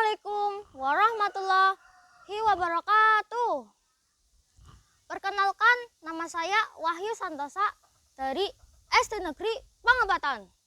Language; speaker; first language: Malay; non-native, local second language; Javanese